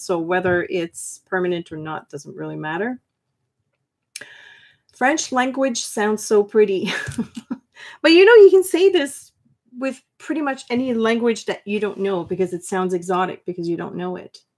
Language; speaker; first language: English; non-native, fluent; French